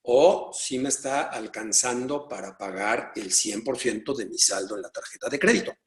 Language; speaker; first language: Spanish; native; Spanish